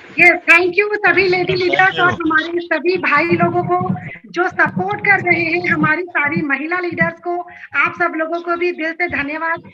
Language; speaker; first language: Hindi; native; Hindi